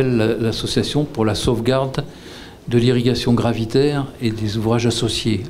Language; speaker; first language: French; native; French